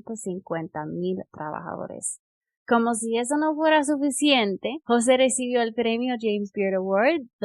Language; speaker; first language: Spanish; non-native, fluent; English